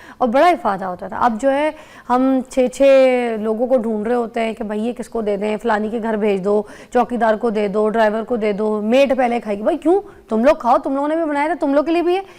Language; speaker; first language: Urdu; native; Urdu